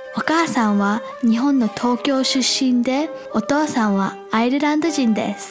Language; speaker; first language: Japanese; early bilingual, heritage; Japanese